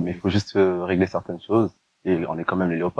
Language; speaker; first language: French; native; French